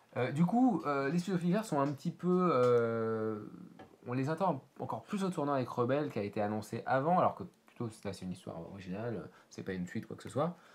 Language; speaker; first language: French; native; French